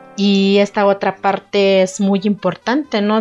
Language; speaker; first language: Spanish; non-native, local second language; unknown